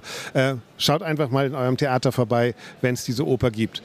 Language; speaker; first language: German; native; German